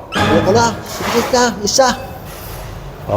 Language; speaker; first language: Filipino; non-native, learner; Arabic